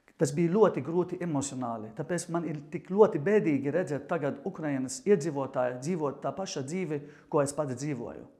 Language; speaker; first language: Latvian; non-native, fluent; Arabic